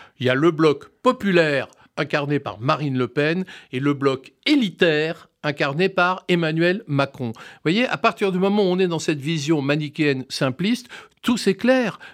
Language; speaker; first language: French; native; French